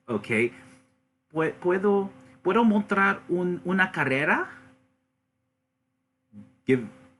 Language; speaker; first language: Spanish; non-native, learner; English